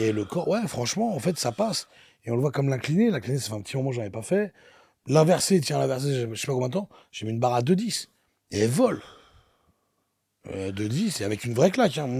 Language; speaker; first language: French; native; French